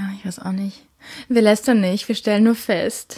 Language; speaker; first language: German; native; German